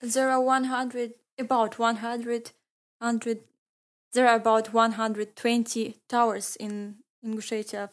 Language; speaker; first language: English; non-native, learner; Ingush